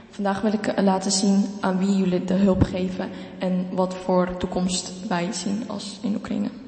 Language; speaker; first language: Dutch; non-native, fluent; Ukrainian